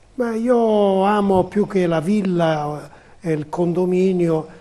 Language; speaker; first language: Italian; native; Italian